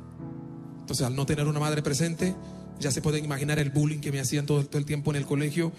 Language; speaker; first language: Spanish; non-native, fluent; Haitian Creole